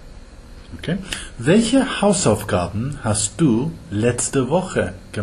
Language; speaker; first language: German; non-native, fluent; English